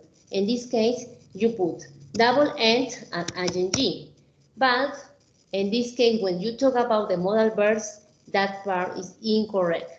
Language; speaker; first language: English; non-native, fluent; Spanish